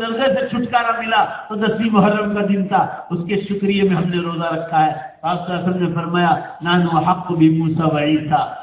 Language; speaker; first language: Urdu; non-native, local second language; Gujarati